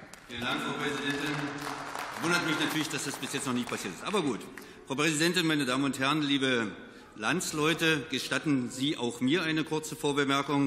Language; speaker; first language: German; native; German